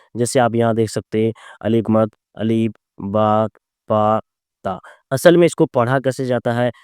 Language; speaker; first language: Urdu; native; Urdu